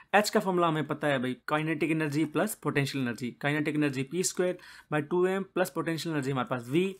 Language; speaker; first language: Hindi; native; Hindi